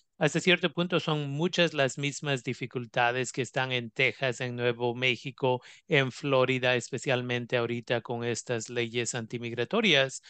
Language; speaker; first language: Spanish; native; Spanish